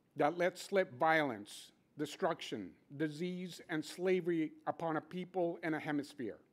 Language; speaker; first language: English; native; English